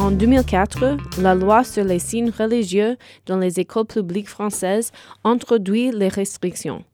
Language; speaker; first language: French; non-native, fluent; English